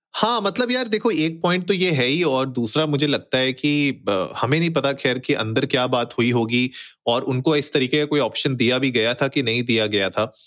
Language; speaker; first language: Hindi; native; Hindi